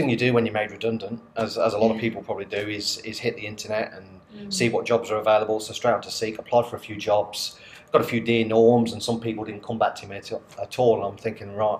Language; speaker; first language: English; native; English